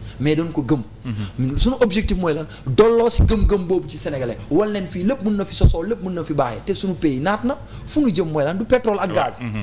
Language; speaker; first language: Wolof; non-native, local second language; Jola-Fonyi